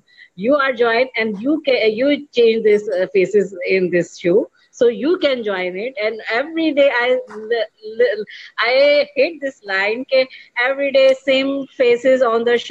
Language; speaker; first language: English; non-native, learner; Urdu